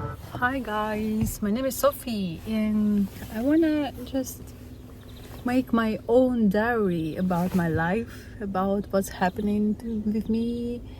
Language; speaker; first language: English; non-native, learner; Russian